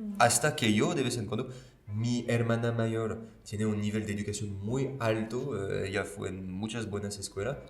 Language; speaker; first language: Spanish; non-native, fluent; French